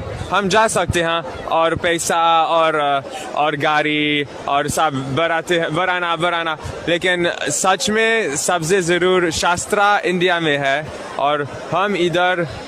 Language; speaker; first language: Hindi; non-native, learner; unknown